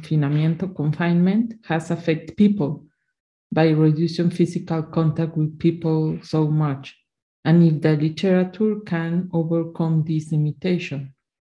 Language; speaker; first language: English; non-native, learner; Spanish